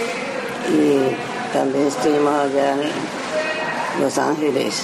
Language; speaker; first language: Spanish; early bilingual, other home language; Japanese